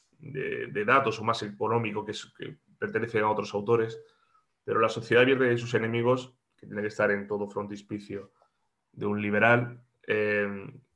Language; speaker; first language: Spanish; native; Spanish